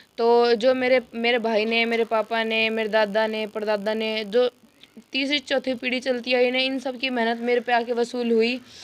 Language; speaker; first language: Hindi; native; Hindi